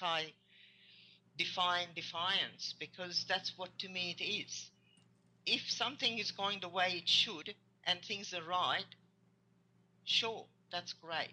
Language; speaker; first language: English; non-native, fluent; Hungarian